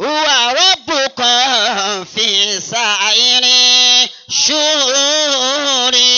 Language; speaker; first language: Arabic; non-native, fluent; Yoruba